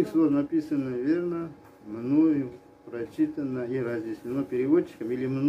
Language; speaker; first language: Russian; non-native, learner; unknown